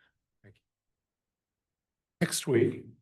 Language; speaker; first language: English; native; English